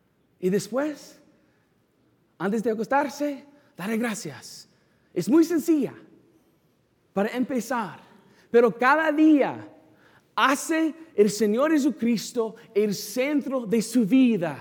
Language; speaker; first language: Spanish; non-native, fluent; English